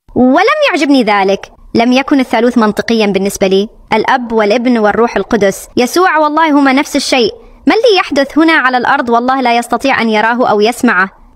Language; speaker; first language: Arabic; non-native, fluent; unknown